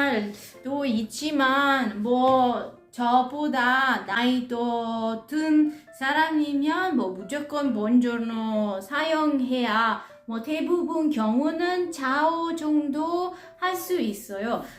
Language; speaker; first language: Korean; non-native, learner; Italian